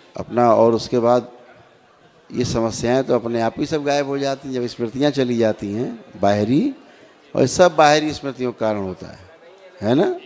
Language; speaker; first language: Hindi; native; Hindi